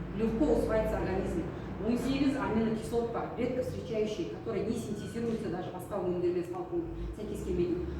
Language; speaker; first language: Russian; non-native, local second language; Kazakh